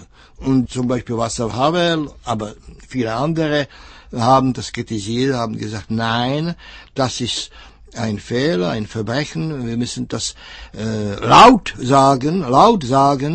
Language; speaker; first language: German; non-native, fluent; Czech